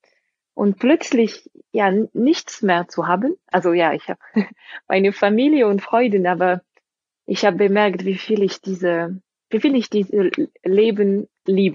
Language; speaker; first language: German; non-native, fluent; French